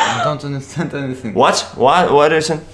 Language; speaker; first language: English; non-native, learner; Russian